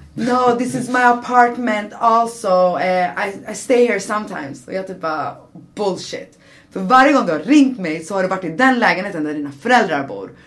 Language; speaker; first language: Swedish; early bilingual, other home language; Persian